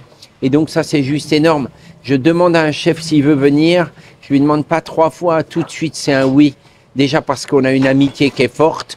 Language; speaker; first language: French; native; French